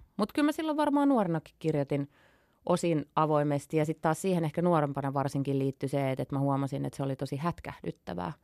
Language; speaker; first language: Finnish; native; Finnish